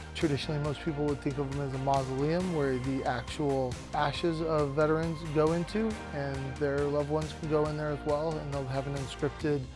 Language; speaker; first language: English; native; English